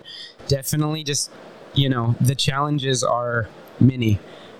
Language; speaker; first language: English; native; English